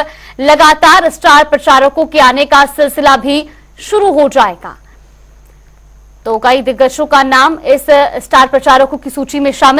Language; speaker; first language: Hindi; native; Hindi